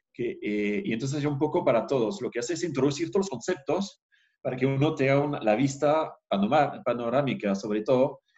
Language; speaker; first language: Spanish; non-native, fluent; French